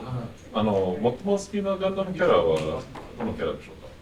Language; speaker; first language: Japanese; non-native, fluent; English